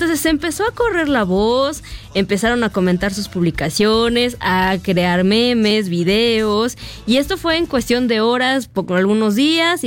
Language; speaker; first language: Spanish; native; Spanish